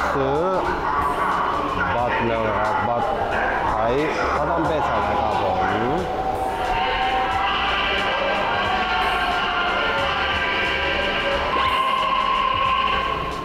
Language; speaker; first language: Thai; non-native, learner; Japanese